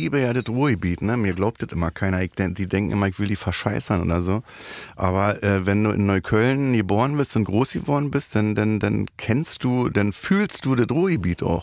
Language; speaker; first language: German; native; German